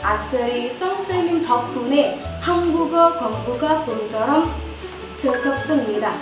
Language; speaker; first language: Korean; non-native, learner; Indonesian